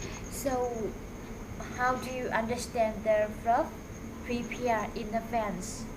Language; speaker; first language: English; non-native, fluent; Vietnamese